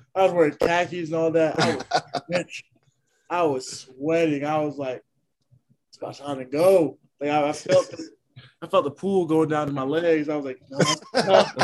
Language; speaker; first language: English; non-native, fluent; Haitian Creole